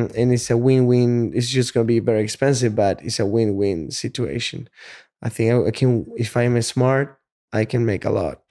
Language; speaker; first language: English; non-native, fluent; Spanish